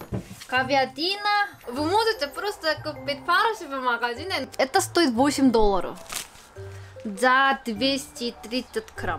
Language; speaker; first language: Russian; non-native, fluent; Korean